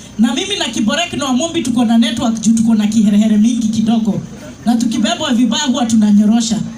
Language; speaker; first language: Swahili; non-native, local second language; Kikuyu